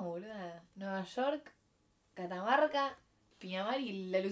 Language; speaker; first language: Spanish; native; Spanish